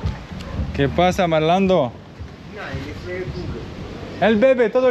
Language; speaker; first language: Spanish; non-native, learner; English